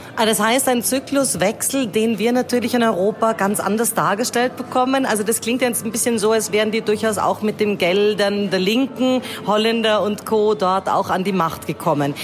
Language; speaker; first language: German; native; German